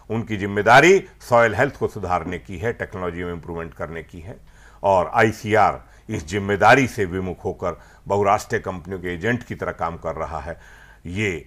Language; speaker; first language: Hindi; native; Hindi